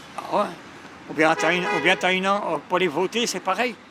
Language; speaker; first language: French; native; French